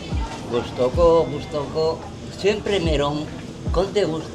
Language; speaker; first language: Filipino; non-native, learner; Spanish